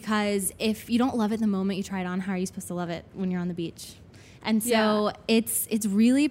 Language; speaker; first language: English; native; English